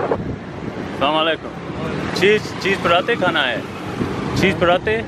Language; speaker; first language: Hindi; early bilingual, heritage; English